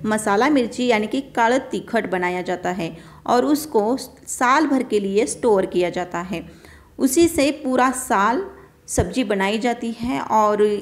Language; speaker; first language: Hindi; non-native, local second language; Marathi